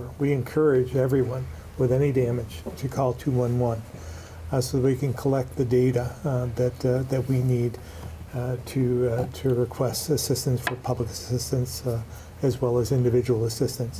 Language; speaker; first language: English; native; English